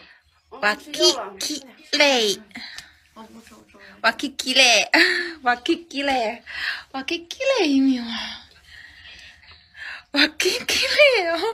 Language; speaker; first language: Japanese; non-native, learner; Chinese